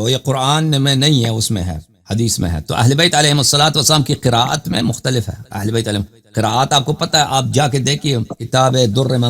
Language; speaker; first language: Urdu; non-native, fluent; Persian